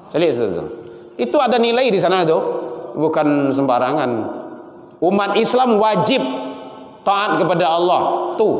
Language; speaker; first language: Malay; non-native, local second language; Minangkabau